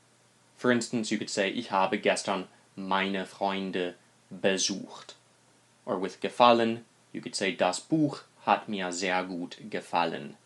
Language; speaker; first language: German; non-native, fluent; English